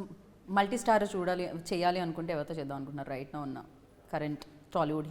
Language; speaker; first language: Telugu; native; Telugu